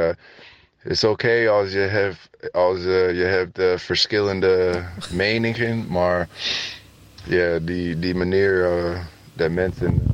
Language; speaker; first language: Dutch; non-native, learner; English